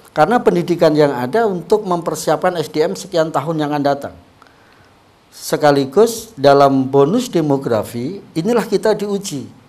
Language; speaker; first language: Indonesian; non-native, local second language; Javanese